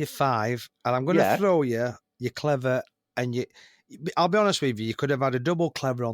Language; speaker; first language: English; native; English